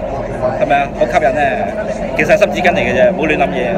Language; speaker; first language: Chinese; non-native, local second language; Cantonese